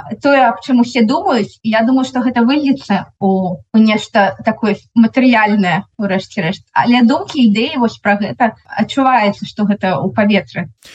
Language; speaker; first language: Belarusian; non-native, local second language; Russian